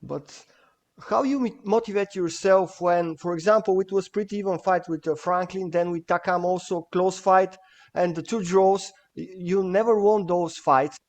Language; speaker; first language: English; non-native, fluent; Bulgarian